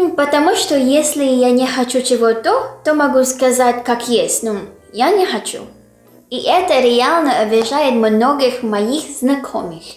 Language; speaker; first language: Russian; non-native, fluent; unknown